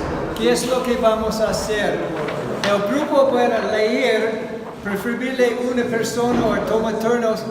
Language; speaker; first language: Spanish; non-native, fluent; English